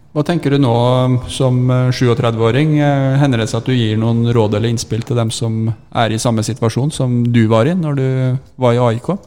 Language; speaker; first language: Norwegian; native; Norwegian